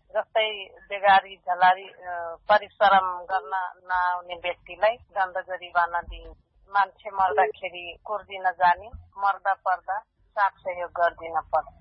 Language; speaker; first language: Nepali; non-native, local second language; Rana Tharu